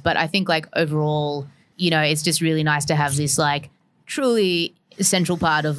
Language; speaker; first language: English; native; English